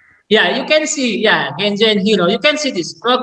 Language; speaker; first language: English; non-native, learner; Indonesian